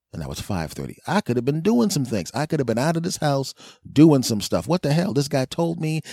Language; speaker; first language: English; native; English